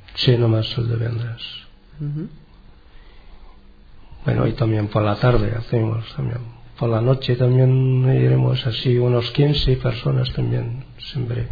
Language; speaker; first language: Catalan; non-native, learner; Arabic